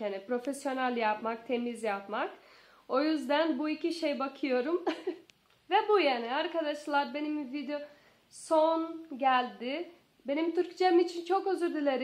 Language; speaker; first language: Turkish; non-native, learner; Portuguese